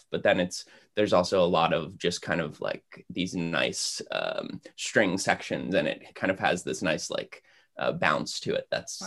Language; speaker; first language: English; native; English